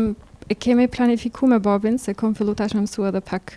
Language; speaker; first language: Albanian; early bilingual, heritage; Albanian